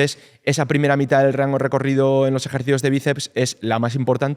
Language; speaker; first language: Spanish; native; Spanish